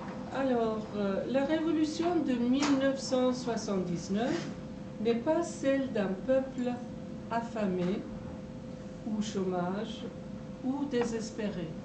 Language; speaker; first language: French; non-native, fluent; Persian